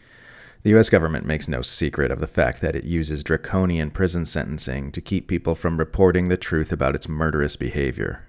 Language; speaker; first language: English; native; English